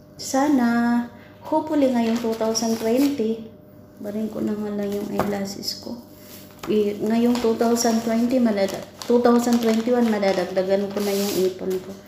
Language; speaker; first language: Filipino; non-native, local second language; Cebuano